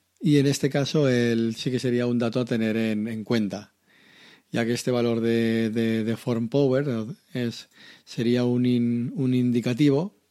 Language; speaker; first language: Spanish; native; Spanish